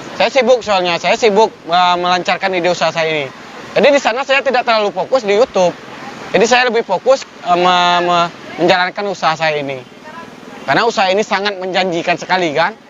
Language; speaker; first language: Indonesian; native; Indonesian